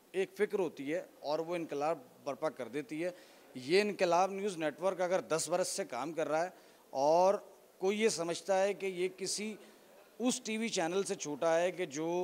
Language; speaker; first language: Urdu; native; Urdu